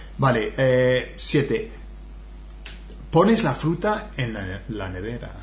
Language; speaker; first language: Spanish; non-native, fluent; English